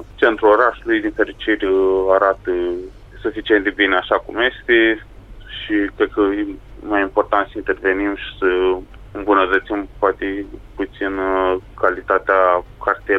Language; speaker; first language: Romanian; native; Romanian